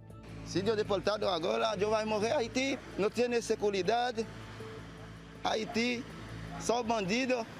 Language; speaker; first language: Portuguese; non-native, learner; Haitian Creole